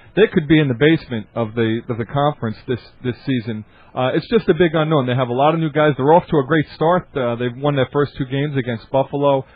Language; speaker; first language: English; native; English